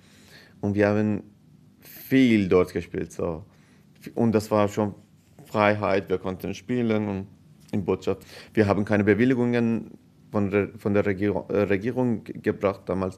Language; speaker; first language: German; non-native, fluent; Persian